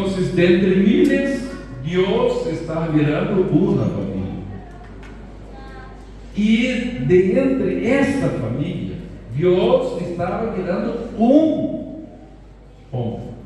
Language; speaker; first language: Spanish; non-native, fluent; Portuguese